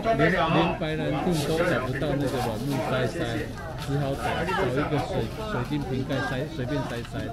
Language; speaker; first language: Chinese; native; Chinese